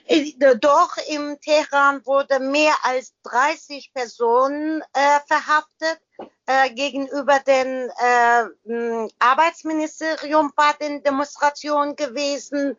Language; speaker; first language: German; non-native, learner; Persian